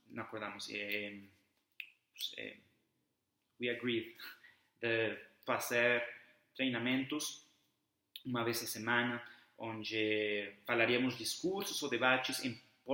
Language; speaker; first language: Portuguese; non-native, fluent; Spanish